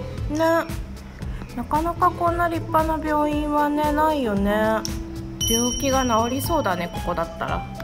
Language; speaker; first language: Japanese; native; Japanese